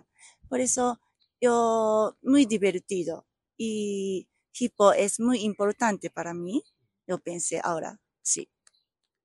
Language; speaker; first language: Spanish; non-native, learner; Japanese